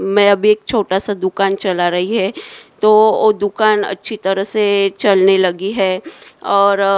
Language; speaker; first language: Hindi; non-native, local second language; Marathi